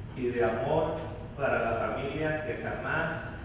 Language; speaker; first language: Spanish; early bilingual, heritage; Spanish